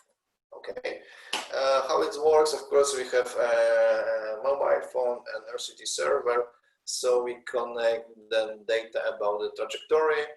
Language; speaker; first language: English; non-native, learner; Polish